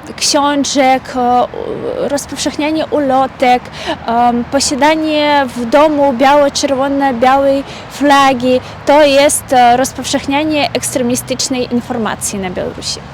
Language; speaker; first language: Polish; non-native, fluent; Russian